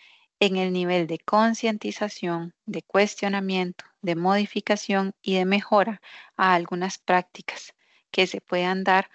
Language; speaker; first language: Spanish; native; Spanish